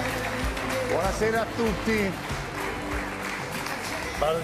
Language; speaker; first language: Italian; native; Italian